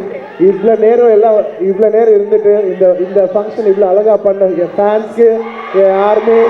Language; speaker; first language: Tamil; non-native, fluent; Telugu